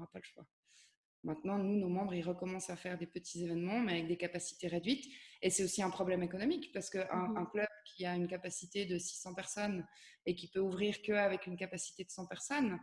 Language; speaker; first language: French; native; French